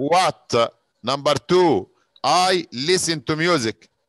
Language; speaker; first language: English; non-native, fluent; Arabic